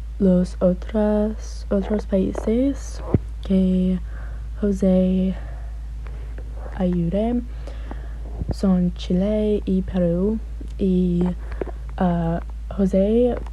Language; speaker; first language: Spanish; non-native, learner; English